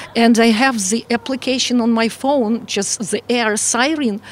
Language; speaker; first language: English; non-native, fluent; Ukrainian